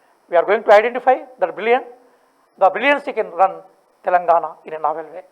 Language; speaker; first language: English; non-native, local second language; Telugu